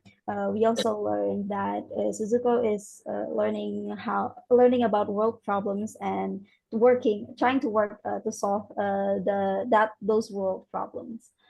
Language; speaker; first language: English; non-native, fluent; Indonesian